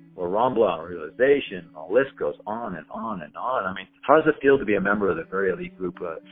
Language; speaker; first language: English; native; English